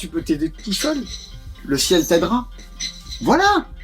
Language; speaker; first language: French; native; French